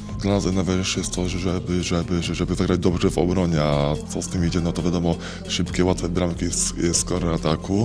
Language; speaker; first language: Polish; native; Polish